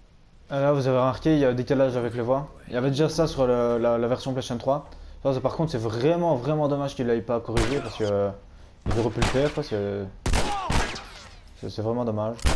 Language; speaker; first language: French; native; French